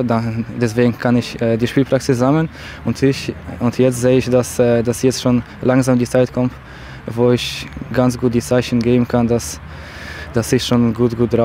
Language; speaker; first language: German; non-native, fluent; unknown